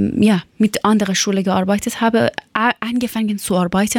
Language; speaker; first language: German; non-native, learner; Persian